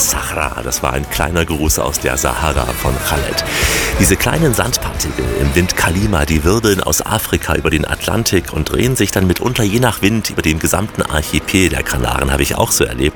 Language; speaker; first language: German; native; German